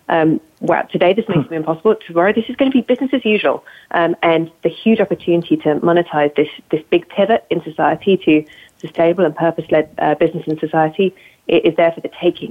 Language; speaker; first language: English; native; English